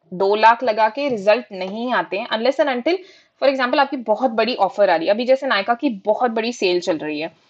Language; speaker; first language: Hindi; non-native, local second language; Marathi